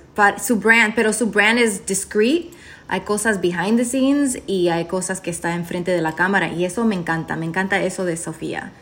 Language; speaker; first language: Spanish; early bilingual, other home language; English